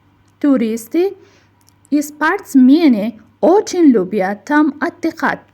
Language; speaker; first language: Russian; non-native, fluent; Persian